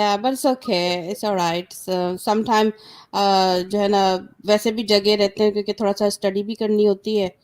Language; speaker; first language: Urdu; native; Urdu